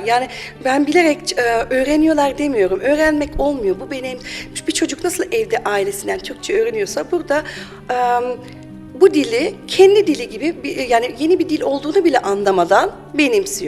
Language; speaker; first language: Turkish; early bilingual, heritage; German